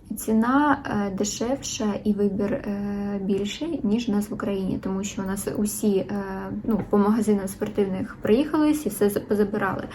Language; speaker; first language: Ukrainian; non-native, local second language; Russian